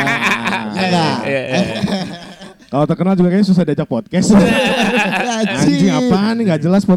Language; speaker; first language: Indonesian; native; Indonesian